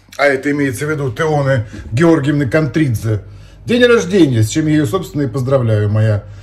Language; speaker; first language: Russian; native; Russian